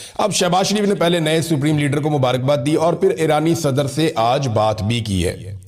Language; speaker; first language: Urdu; non-native, local second language; Punjabi